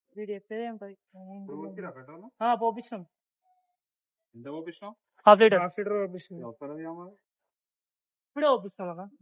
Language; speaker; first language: Telugu; native; Telugu